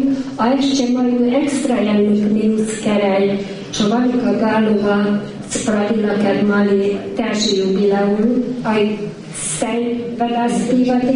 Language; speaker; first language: Slovak; native; Slovak